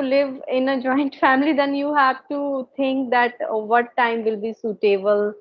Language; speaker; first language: English; non-native, learner; Hindi